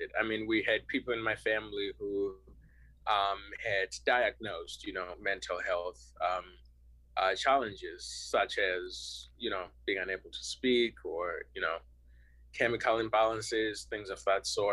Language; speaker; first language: English; non-native, local second language; North Ndebele